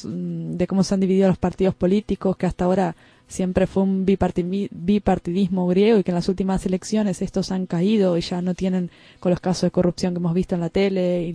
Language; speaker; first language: Spanish; native; Spanish